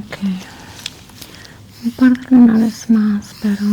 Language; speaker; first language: Spanish; early bilingual, heritage; Spanish